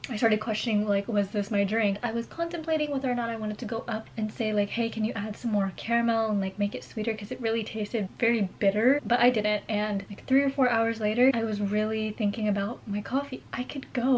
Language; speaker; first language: English; native; English